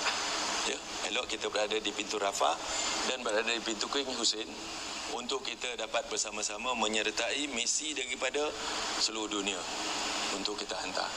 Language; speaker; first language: Malay; native; Malay